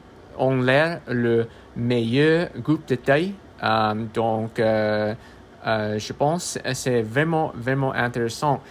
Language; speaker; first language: French; non-native, learner; English